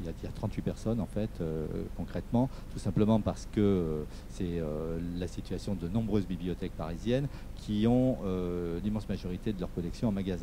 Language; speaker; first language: French; native; French